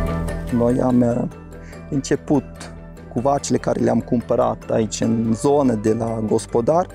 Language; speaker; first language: Romanian; non-native, fluent; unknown